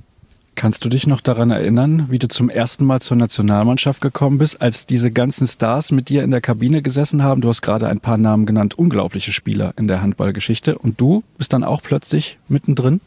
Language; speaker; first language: German; native; German